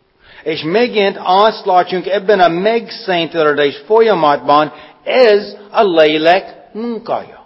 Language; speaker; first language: Hungarian; non-native, fluent; English